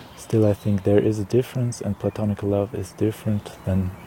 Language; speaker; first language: English; non-native, fluent; German